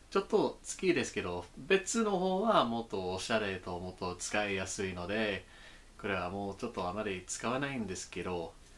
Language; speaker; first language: Japanese; non-native, learner; English